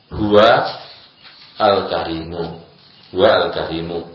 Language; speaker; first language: Arabic; non-native, fluent; Indonesian